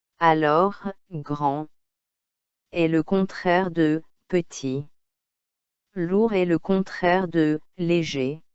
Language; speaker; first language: French; non-native, local second language; Arabic